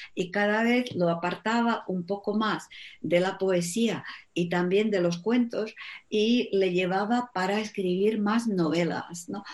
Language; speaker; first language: Spanish; non-native, fluent; Czech